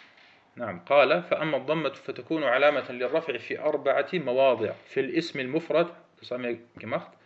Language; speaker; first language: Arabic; early bilingual, heritage; Arabic